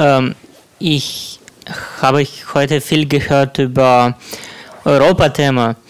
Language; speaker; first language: German; non-native, learner; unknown